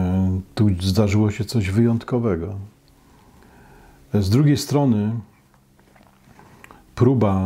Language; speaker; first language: Polish; native; Polish